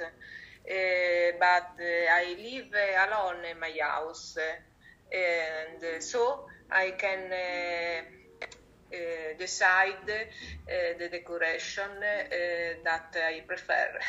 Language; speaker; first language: English; non-native, learner; Italian